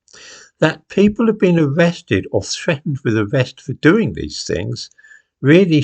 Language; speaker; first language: English; native; English